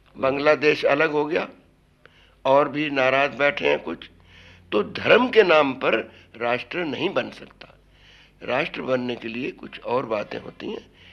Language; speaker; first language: Hindi; native; Hindi